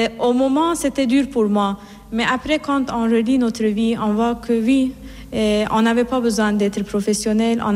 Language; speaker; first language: French; non-native, fluent; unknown